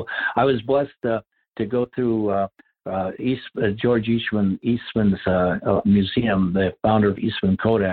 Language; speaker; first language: English; native; English